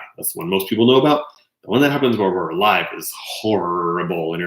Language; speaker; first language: English; native; English